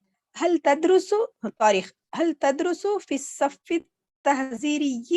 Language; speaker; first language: Arabic; non-native, learner; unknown